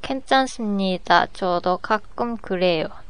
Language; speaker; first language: Korean; non-native, learner; Japanese